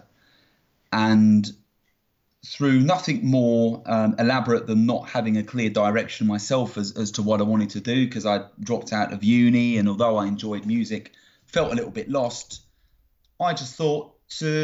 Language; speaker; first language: English; native; English